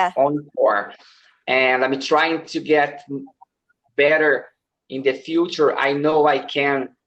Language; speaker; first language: English; non-native, learner; Portuguese